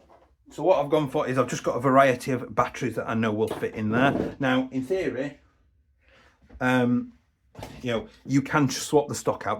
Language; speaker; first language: English; native; English